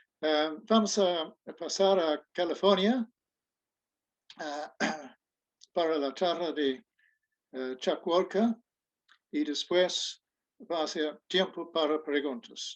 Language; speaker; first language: Spanish; non-native, fluent; English